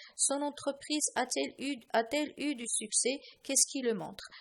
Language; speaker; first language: French; non-native, local second language; Arabic